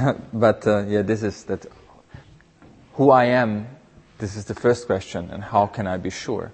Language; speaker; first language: English; non-native, fluent; Hungarian